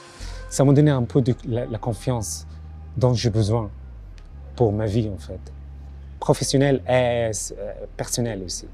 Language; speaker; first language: French; non-native, learner; Arabic